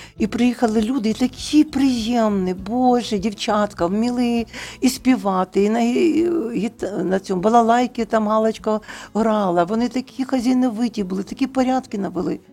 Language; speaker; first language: Ukrainian; non-native, local second language; Russian